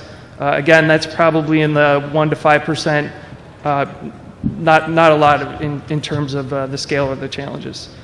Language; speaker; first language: English; native; English